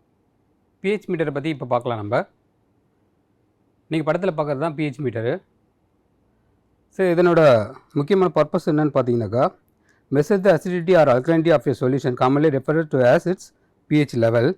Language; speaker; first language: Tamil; native; Tamil